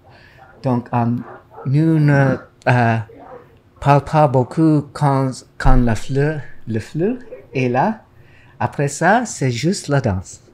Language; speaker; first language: French; non-native, learner; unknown